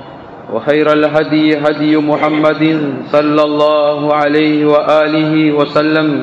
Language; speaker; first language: Arabic; non-native, fluent; Swahili